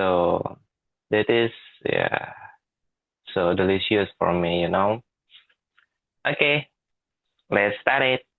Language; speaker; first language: English; non-native, learner; Indonesian